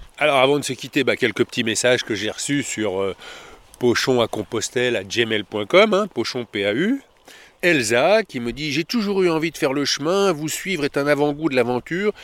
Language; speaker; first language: French; native; French